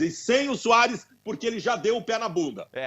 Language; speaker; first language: Portuguese; native; Portuguese